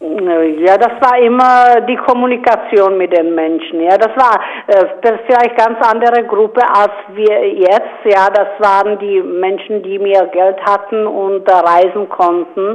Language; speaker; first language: German; non-native, fluent; Czech